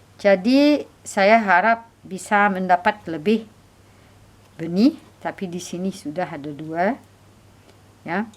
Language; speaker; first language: Indonesian; non-native, fluent; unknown